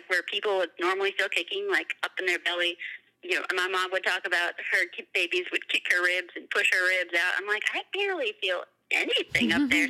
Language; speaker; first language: English; native; English